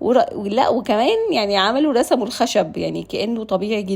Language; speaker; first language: Arabic; native; Arabic